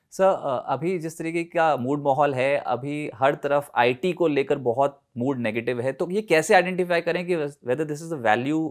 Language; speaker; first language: Hindi; native; Hindi